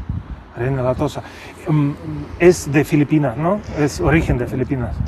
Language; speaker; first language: Spanish; non-native, fluent; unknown